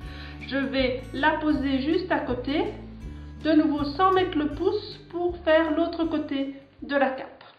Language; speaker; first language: French; native; French